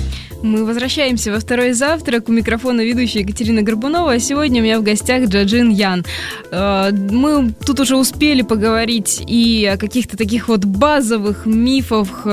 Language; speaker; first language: Russian; native; Russian